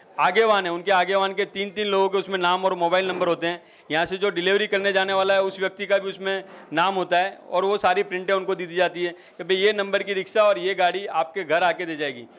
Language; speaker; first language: Hindi; native; Hindi